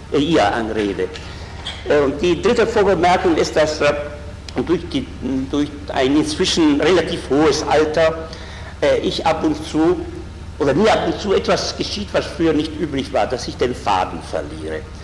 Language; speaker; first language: German; non-native, fluent; Italian